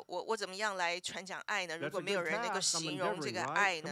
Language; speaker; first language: Chinese; native; Chinese